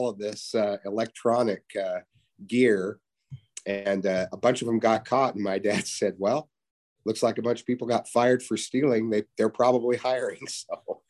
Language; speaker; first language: English; native; English